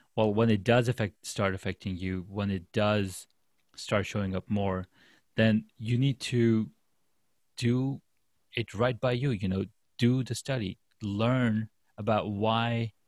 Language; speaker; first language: English; non-native, fluent; Urdu